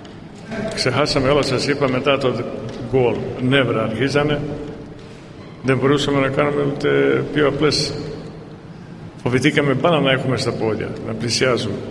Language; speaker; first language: Greek; non-native, fluent; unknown